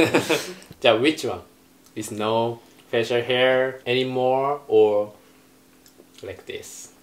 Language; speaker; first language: English; non-native, learner; Japanese